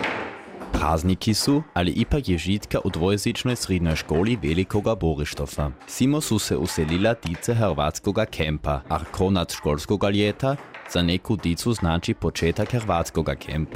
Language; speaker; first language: Serbian; native; Serbian